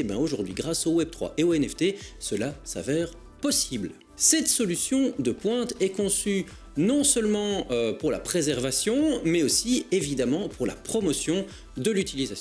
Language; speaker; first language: French; native; French